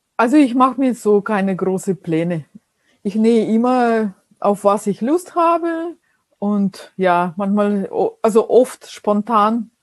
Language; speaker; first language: German; non-native, fluent; Russian